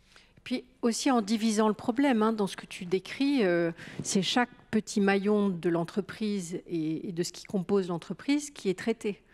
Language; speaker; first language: French; native; French